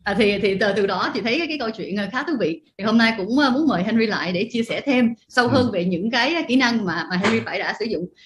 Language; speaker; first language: Vietnamese; early bilingual, heritage; Vietnamese